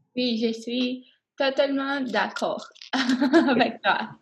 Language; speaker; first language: French; non-native, learner; English